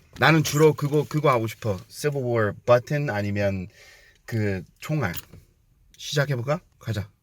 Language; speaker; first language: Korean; non-native, fluent; English